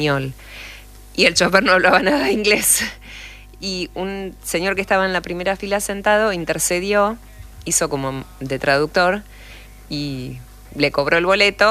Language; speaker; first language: Spanish; native; Spanish